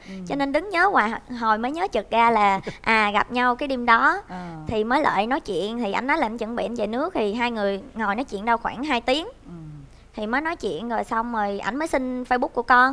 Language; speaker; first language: Vietnamese; native; Vietnamese